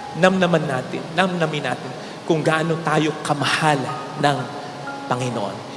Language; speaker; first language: Filipino; native; Filipino